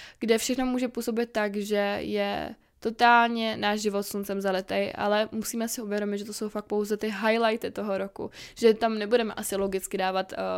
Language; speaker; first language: Czech; native; Czech